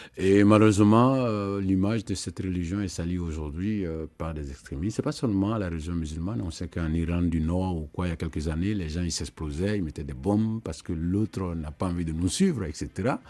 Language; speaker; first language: French; non-native, local second language; Mandingo